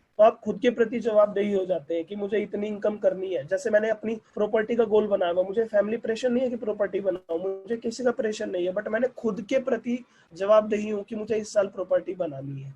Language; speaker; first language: Hindi; native; Hindi